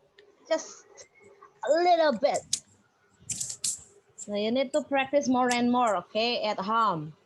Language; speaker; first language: English; non-native, fluent; Indonesian